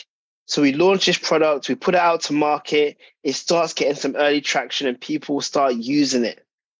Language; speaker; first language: English; native; English